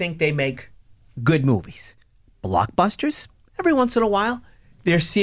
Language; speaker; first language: English; native; English